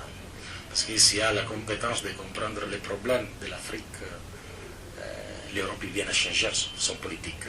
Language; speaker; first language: French; non-native, fluent; Italian